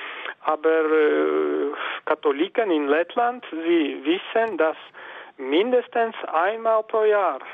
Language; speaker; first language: German; non-native, fluent; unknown